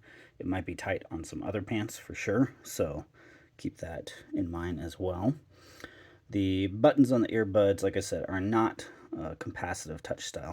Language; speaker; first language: English; native; English